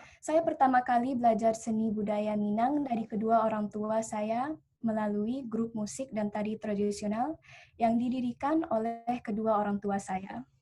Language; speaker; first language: Indonesian; early bilingual, heritage; Indonesian